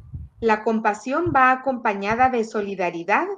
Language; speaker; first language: Spanish; native; Spanish